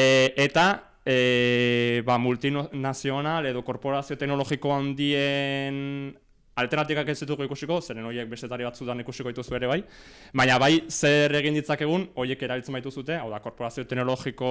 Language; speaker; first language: Basque; native; Basque